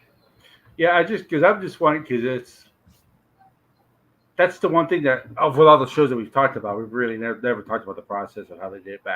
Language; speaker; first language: English; native; English